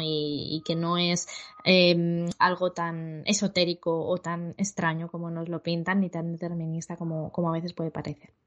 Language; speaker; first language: Spanish; native; Spanish